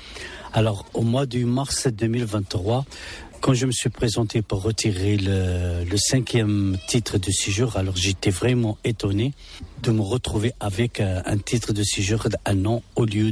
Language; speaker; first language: French; non-native, local second language; Arabic